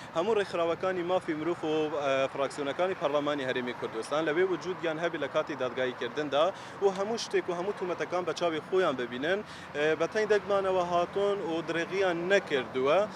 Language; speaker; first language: Central Kurdish; non-native, local second language; Kurdish